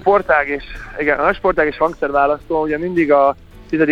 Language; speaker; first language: Hungarian; native; Hungarian